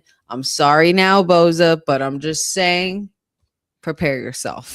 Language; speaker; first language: English; native; English